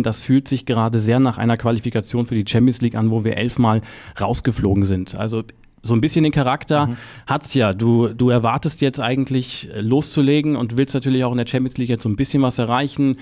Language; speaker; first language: German; native; German